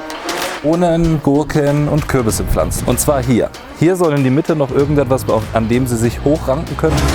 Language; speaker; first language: German; native; German